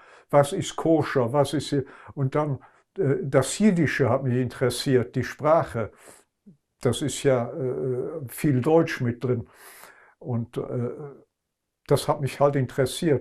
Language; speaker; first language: German; non-native, local second language; Luxembourgish